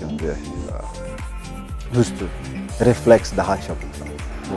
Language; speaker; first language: Turkish; non-native, learner; Portuguese